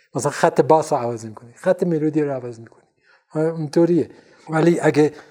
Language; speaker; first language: Persian; non-native, local second language; Central Kurdish